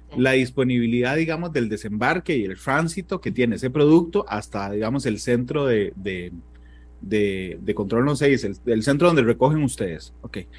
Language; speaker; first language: Spanish; native; Spanish